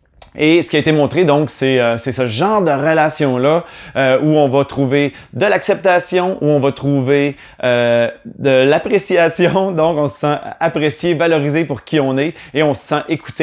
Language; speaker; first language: French; native; French